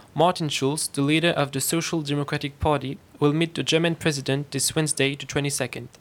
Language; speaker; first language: English; non-native, fluent; French